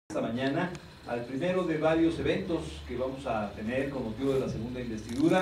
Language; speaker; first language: Spanish; native; Spanish